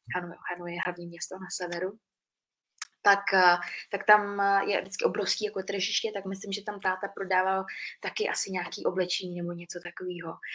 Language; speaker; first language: Czech; early bilingual, other home language; Vietnamese